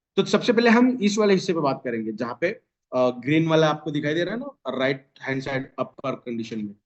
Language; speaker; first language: Hindi; non-native, local second language; Marathi